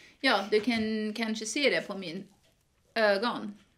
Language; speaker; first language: Swedish; non-native, learner; English